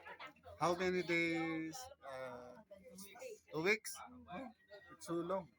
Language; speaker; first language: English; non-native, local second language; Filipino